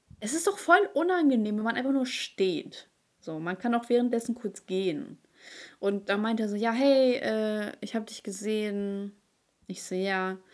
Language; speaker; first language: German; early bilingual, other home language; Ukrainian